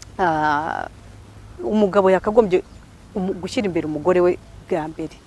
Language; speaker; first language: Kinyarwanda; early bilingual, heritage; Kinyarwanda